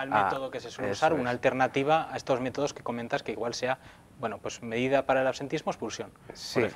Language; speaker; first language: Spanish; native; Spanish